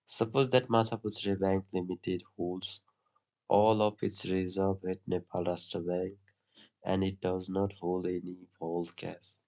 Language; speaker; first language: English; non-native, local second language; Nepali